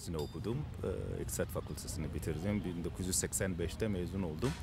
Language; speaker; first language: Turkish; non-native, fluent; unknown